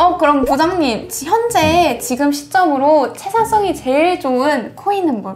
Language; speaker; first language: Korean; native; Korean